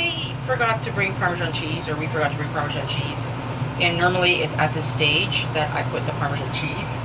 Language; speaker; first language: English; non-native, local second language; Filipino